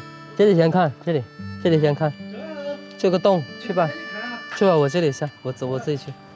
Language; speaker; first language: Chinese; native; Chinese